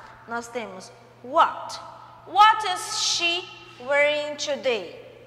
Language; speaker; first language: English; non-native, learner; Portuguese